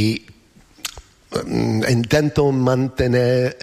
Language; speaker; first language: Spanish; non-native, learner; English